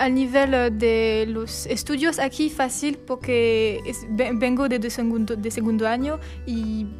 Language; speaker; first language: Spanish; non-native, learner; French